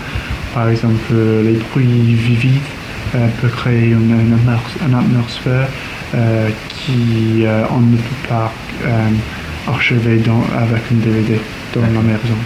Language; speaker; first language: French; non-native, learner; English